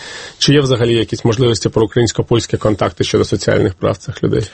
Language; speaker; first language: Ukrainian; native; Ukrainian